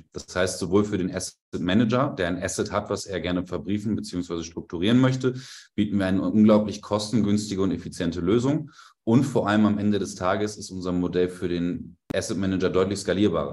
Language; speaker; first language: German; native; German